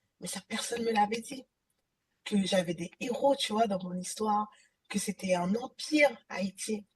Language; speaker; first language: French; early bilingual, other home language; Haitian Creole